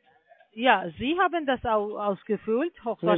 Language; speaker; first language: German; non-native, learner; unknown